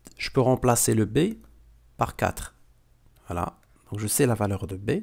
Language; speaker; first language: French; non-native, local second language; Arabic